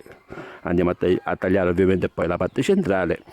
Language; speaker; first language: Italian; native; Italian